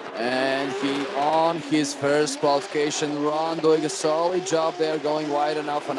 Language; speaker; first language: English; non-native, fluent; Latvian